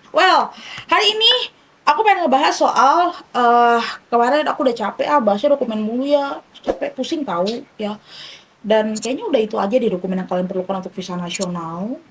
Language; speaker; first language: Indonesian; native; Indonesian